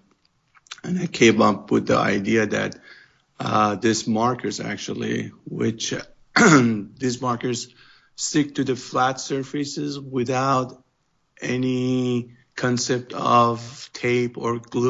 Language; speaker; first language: English; non-native, fluent; Persian